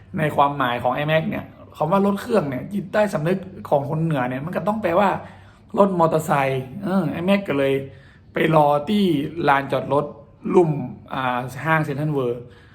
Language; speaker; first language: Thai; native; Thai